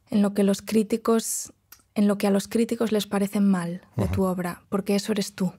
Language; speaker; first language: Spanish; non-native, local second language; Galician